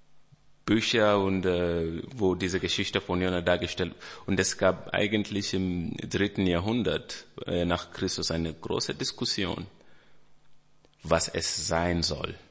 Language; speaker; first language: German; non-native, fluent; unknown